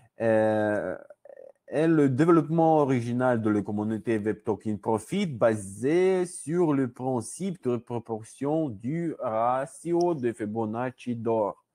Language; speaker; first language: French; non-native, learner; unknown